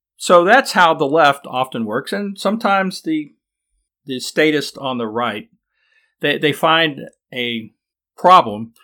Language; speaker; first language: English; native; English